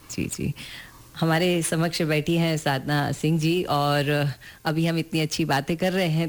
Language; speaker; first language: Hindi; native; Hindi